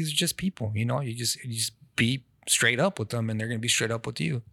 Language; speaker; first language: English; non-native, fluent; Spanish